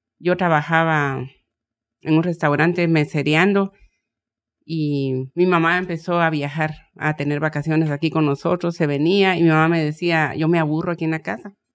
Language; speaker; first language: Spanish; native; Spanish